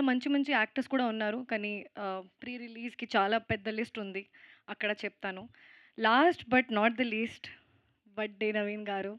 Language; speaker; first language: Telugu; non-native, fluent; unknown